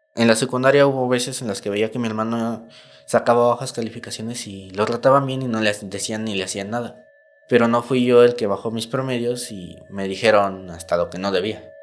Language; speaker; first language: Spanish; native; Spanish